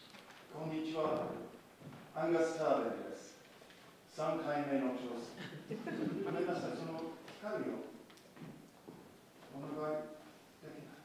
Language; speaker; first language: Japanese; non-native, fluent; English